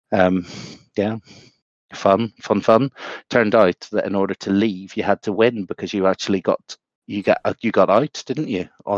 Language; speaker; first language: English; native; English